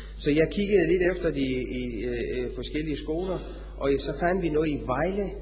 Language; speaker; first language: Danish; non-native, fluent; Persian